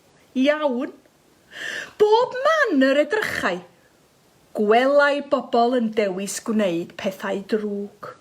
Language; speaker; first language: Welsh; native; Welsh